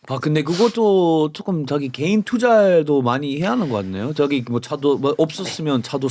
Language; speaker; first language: Korean; non-native, fluent; English